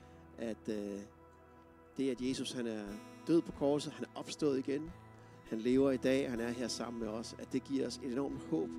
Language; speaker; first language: Danish; native; Danish